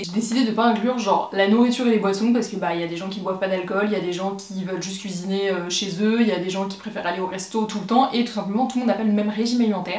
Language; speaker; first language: French; native; French